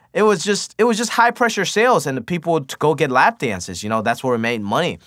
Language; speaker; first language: English; early bilingual, other home language; Cantonese